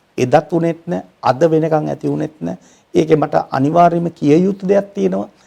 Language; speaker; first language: Sinhala; non-native, local second language; Tamil